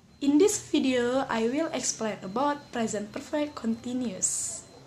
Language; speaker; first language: English; non-native, learner; Indonesian